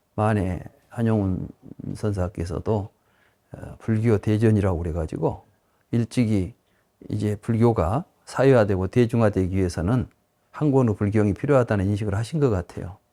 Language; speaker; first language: Korean; native; Korean